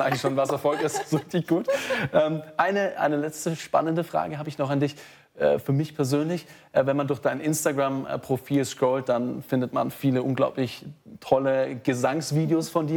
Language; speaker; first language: German; native; German